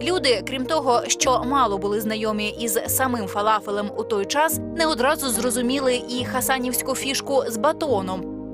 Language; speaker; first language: Ukrainian; native; Ukrainian